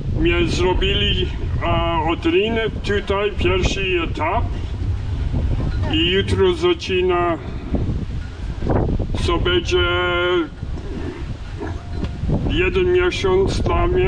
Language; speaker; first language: Polish; non-native, learner; English